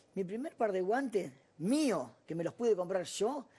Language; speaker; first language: Spanish; native; Spanish